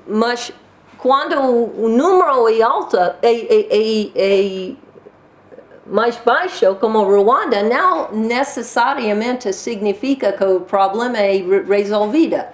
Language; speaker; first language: Portuguese; non-native, learner; English